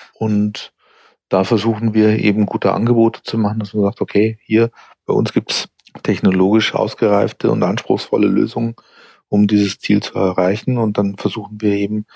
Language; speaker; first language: German; non-native, fluent; English